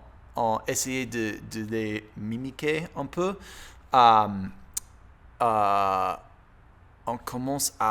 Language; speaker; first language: French; non-native, learner; English